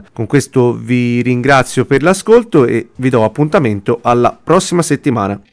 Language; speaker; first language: Italian; native; Italian